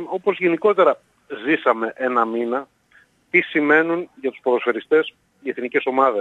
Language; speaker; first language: Greek; native; Greek